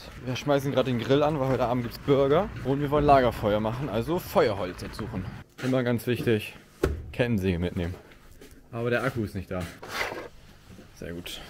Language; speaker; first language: German; native; German